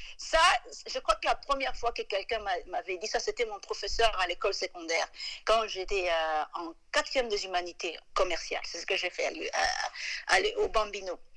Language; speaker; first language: French; non-native, local second language; Lingala